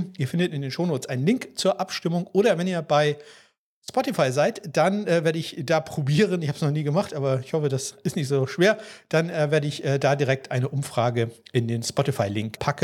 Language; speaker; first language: German; native; German